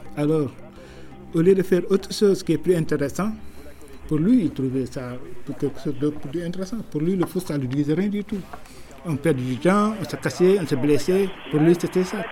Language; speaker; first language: French; non-native, local second language; Wolof